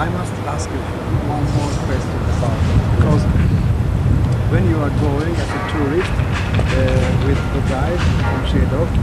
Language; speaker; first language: English; non-native, fluent; Swedish